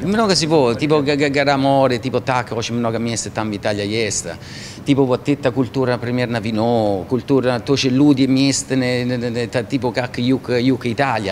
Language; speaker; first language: Russian; non-native, learner; Italian